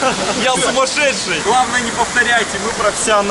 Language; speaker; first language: Russian; native; Russian